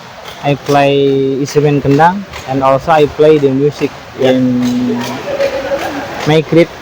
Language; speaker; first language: English; non-native, learner; Indonesian